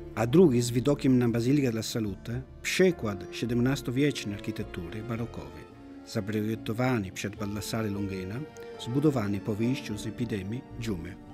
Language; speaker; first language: Polish; non-native, fluent; Italian